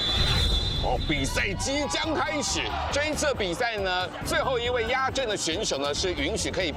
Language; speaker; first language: Chinese; native; Chinese